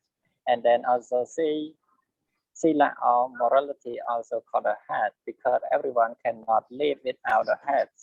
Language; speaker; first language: English; non-native, learner; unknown